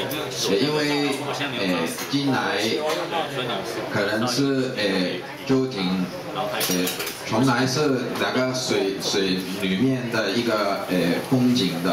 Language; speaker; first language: Chinese; non-native, local second language; Cantonese